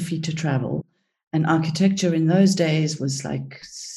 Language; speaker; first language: English; early bilingual, other home language; Greek